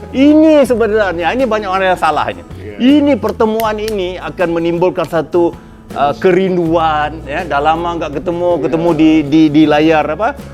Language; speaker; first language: Malay; native; Malay